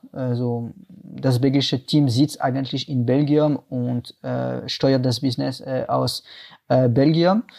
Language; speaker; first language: German; non-native, fluent; French